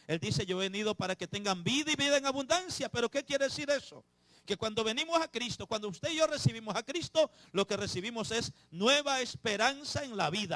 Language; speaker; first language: Spanish; native; Spanish